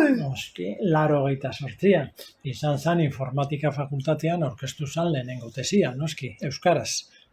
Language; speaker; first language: Basque; non-native, local second language; Spanish